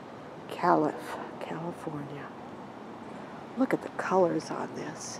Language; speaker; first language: English; native; English